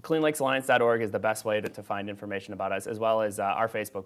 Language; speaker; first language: English; native; English